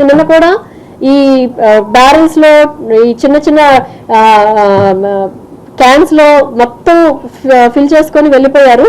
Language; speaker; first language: Telugu; native; Telugu